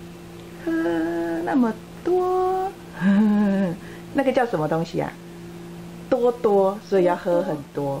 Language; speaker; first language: Chinese; native; Chinese